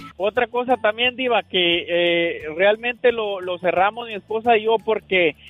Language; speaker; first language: Spanish; native; Spanish